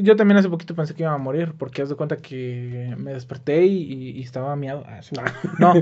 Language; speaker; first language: Spanish; native; Spanish